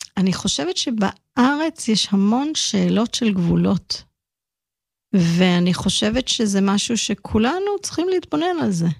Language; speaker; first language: Hebrew; early bilingual, other home language; English